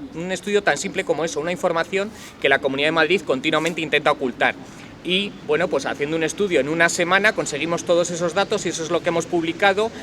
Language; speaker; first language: Spanish; native; Spanish